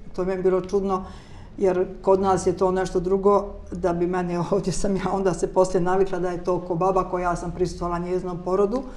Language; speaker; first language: Croatian; native; Croatian